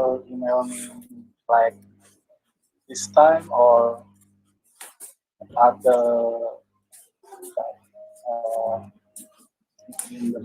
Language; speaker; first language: English; non-native, learner; Indonesian